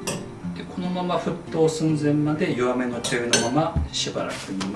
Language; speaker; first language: Japanese; native; Japanese